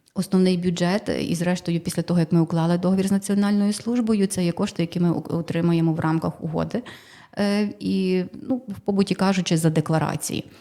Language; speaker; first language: Ukrainian; native; Ukrainian